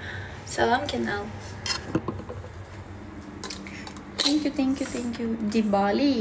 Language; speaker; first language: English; non-native, learner; Belarusian